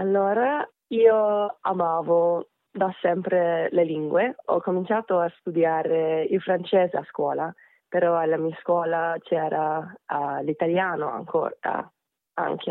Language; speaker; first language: Italian; non-native, fluent; Korean